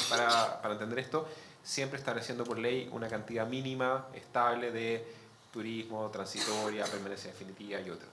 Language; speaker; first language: Spanish; native; Spanish